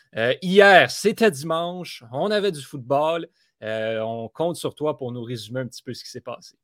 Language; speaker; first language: French; native; French